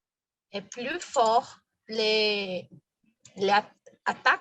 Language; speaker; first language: French; non-native, learner; Portuguese